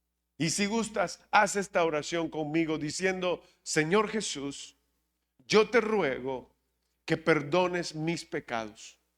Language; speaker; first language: Spanish; native; Spanish